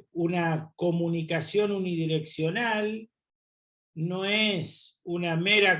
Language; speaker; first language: Spanish; native; Spanish